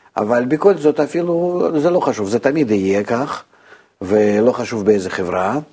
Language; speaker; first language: Hebrew; non-native, fluent; Russian